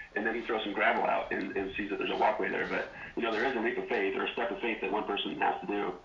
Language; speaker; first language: English; native; English